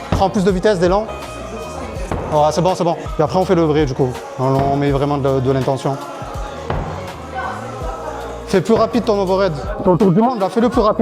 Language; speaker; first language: French; native; French